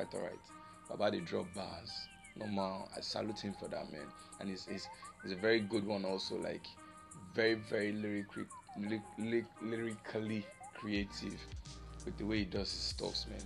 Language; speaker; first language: English; non-native, local second language; Yoruba